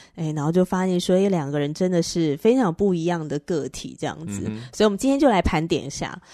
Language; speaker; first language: Chinese; native; Chinese